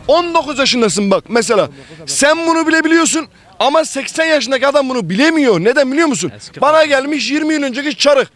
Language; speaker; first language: Turkish; native; Turkish